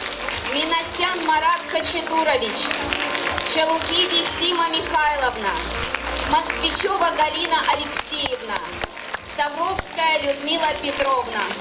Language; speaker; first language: Russian; native; Russian